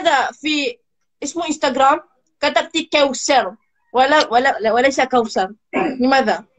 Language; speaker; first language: Arabic; non-native, learner; Malay